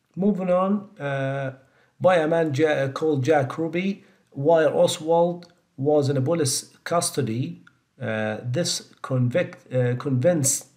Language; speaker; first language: English; non-native, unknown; Arabic